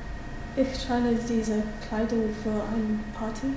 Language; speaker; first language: German; non-native, learner; English